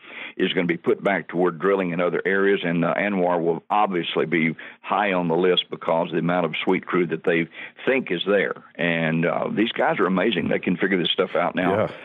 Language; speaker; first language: English; native; English